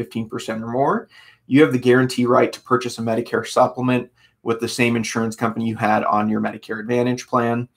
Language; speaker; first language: English; native; English